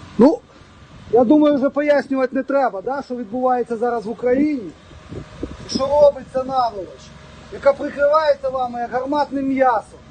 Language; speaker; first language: Ukrainian; native; Ukrainian